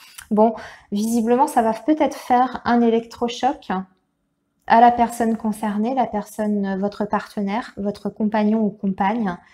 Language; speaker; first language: French; native; French